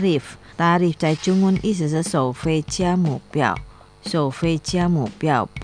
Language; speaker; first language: Chinese; non-native, learner; Indonesian